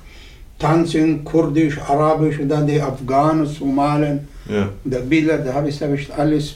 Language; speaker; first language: German; non-native, learner; Arabic